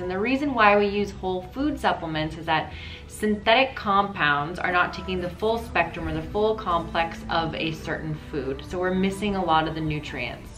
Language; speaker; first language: English; native; English